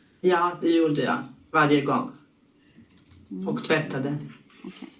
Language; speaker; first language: Swedish; non-native, learner; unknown